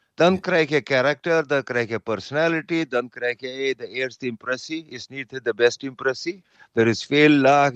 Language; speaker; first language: Dutch; non-native, learner; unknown